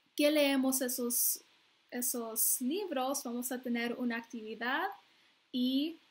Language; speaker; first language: Spanish; non-native, fluent; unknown